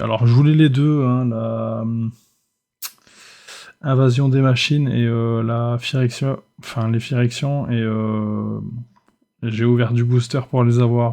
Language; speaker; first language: French; native; French